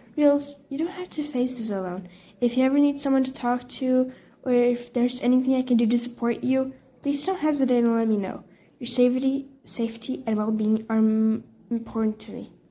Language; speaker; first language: English; non-native, fluent; Portuguese